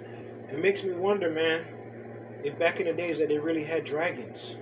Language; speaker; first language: English; native; English